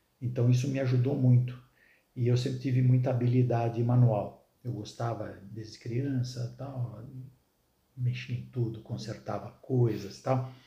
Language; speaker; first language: Portuguese; early bilingual, other home language; Arabic